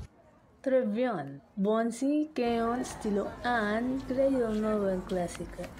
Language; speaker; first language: French; non-native, learner; Filipino